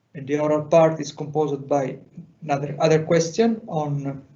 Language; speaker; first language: English; non-native, fluent; Italian